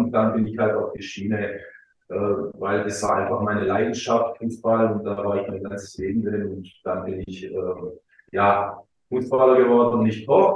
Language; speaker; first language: German; early bilingual, other home language; Croatian